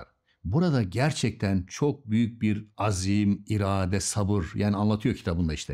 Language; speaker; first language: Turkish; native; Turkish